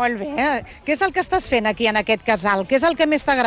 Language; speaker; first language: Catalan; native; Catalan